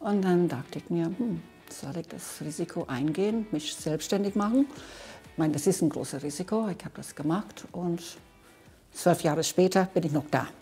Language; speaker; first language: German; non-native, fluent; English